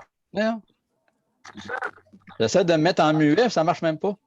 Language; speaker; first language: French; native; French